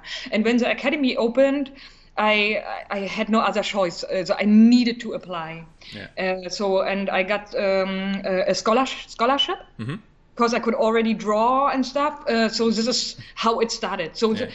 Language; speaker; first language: English; non-native, fluent; German